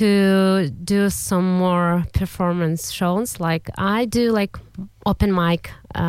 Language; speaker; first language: English; non-native, learner; Kazakh